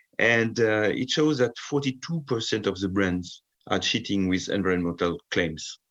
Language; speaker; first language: English; non-native, fluent; French